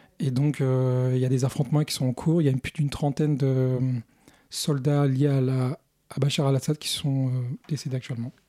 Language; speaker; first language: French; early bilingual, other home language; Kurdish